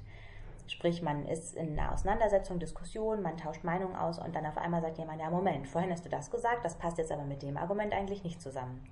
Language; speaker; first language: German; native; German